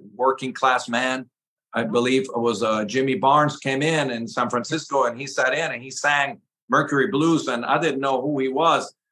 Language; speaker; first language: English; early bilingual, other home language; Spanish